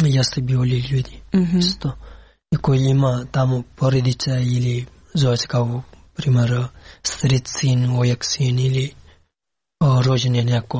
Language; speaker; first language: Serbian; non-native, learner; Pashto